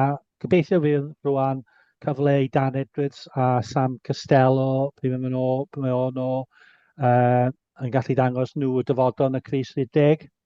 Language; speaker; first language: Welsh; native; Welsh